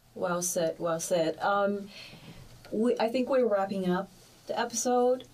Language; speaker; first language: English; early bilingual, other home language; Chinese